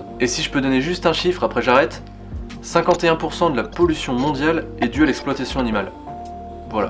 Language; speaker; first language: French; native; French